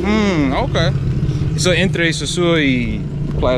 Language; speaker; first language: Spanish; non-native, learner; English